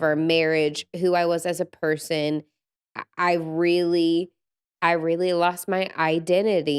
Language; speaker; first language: English; native; English